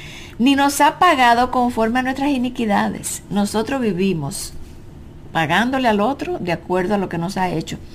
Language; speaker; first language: Spanish; native; Spanish